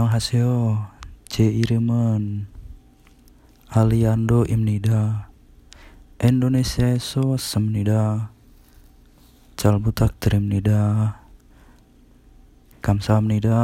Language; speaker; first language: Korean; non-native, learner; Indonesian